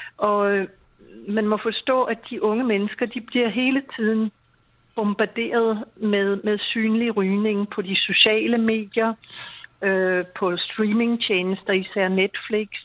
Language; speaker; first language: Danish; native; Danish